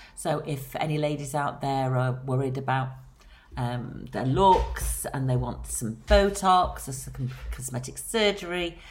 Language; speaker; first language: English; native; English